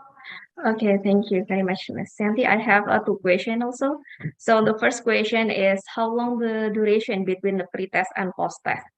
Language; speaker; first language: English; non-native, fluent; Indonesian